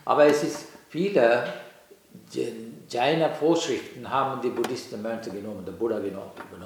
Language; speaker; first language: German; non-native, learner; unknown